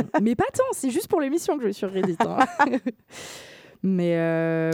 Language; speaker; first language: French; native; French